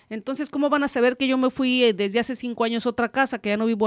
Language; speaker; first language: Spanish; native; Spanish